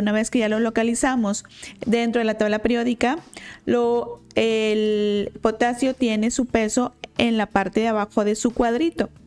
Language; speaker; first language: Spanish; native; Spanish